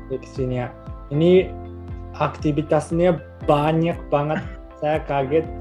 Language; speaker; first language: Indonesian; non-native, learner; Japanese